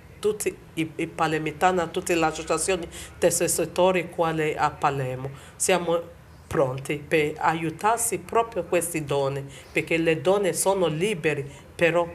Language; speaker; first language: Italian; non-native, learner; Bini